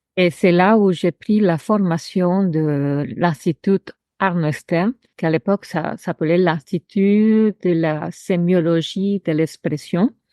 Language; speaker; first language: French; non-native, fluent; Spanish